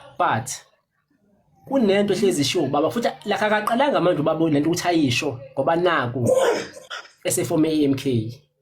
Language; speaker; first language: Zulu; non-native, local second language; Xhosa